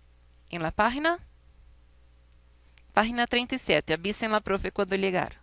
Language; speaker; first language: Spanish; non-native, fluent; Portuguese